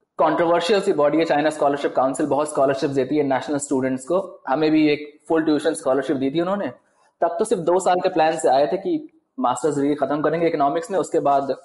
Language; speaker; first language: Hindi; native; Hindi